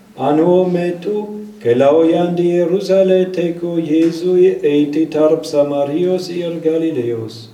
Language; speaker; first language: Lithuanian; non-native, fluent; German